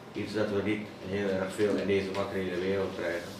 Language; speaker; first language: Dutch; native; Dutch